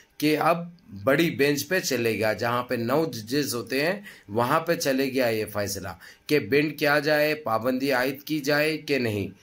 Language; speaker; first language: Hindi; native; Hindi